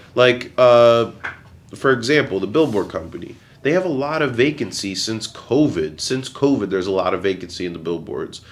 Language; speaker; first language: English; native; English